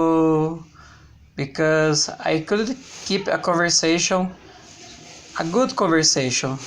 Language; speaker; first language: English; non-native, learner; Portuguese